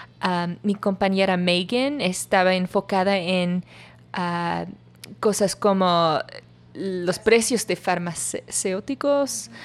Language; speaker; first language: Spanish; non-native, learner; English